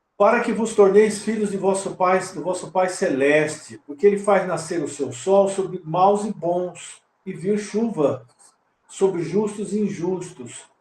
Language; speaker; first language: Portuguese; native; Portuguese